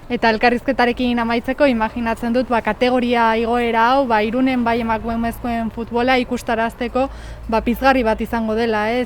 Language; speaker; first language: Basque; native; Basque